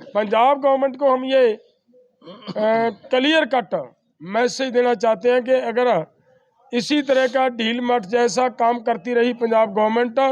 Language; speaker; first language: Hindi; non-native, local second language; Punjabi